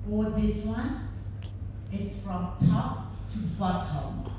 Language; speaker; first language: English; non-native, fluent; Thai